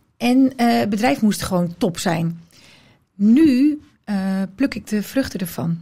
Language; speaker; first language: Dutch; early bilingual, other home language; Riffian